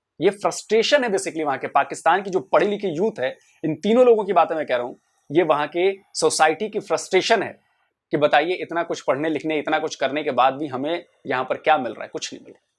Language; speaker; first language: Hindi; native; Hindi